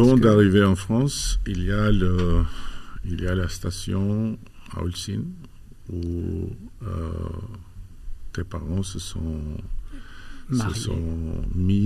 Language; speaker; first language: French; non-native, fluent; Albanian